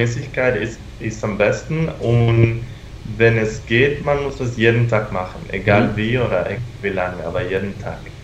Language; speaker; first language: German; non-native, fluent; Spanish